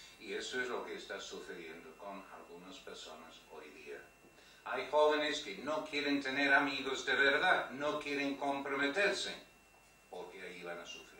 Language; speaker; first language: Spanish; non-native, fluent; English